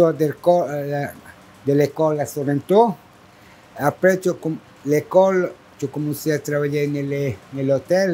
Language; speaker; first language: French; non-native, learner; Italian